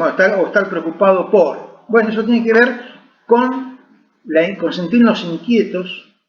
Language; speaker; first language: Spanish; native; Spanish